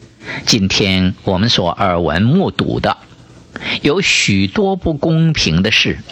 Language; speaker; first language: Chinese; native; Chinese